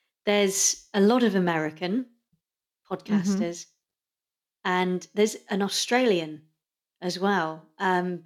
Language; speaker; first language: English; native; English